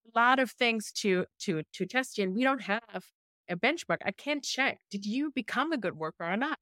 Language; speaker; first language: English; non-native, fluent; German